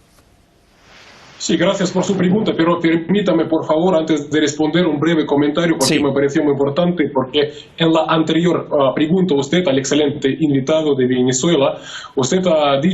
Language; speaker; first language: Spanish; non-native, fluent; Russian